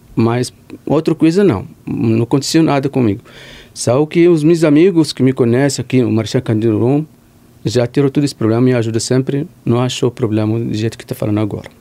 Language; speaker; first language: Portuguese; non-native, learner; Arabic